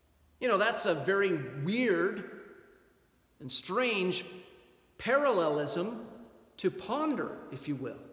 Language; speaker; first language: English; native; English